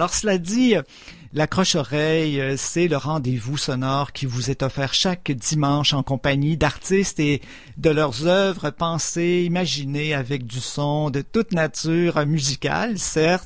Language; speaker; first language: French; native; French